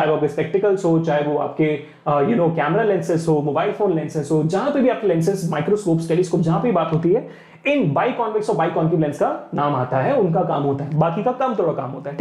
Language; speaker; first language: Hindi; native; Hindi